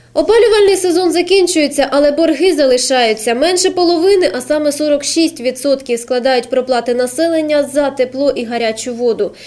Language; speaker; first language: Ukrainian; native; Ukrainian